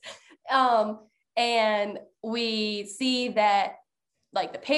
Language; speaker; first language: English; native; English